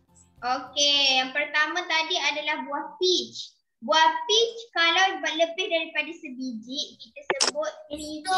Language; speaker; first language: Malay; native; Malay